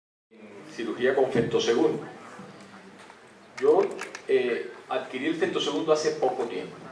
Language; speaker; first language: Spanish; native; Spanish